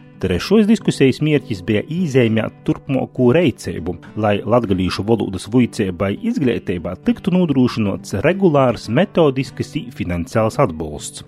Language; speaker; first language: Latvian; native; Latvian